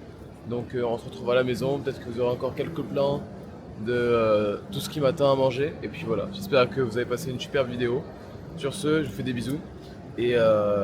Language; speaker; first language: French; native; French